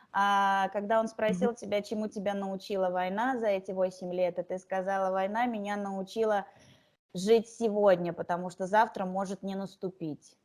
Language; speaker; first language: Russian; native; Russian